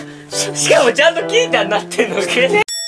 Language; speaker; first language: Japanese; native; Japanese